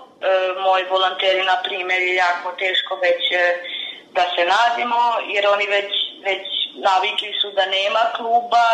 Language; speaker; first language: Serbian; non-native, local second language; Hungarian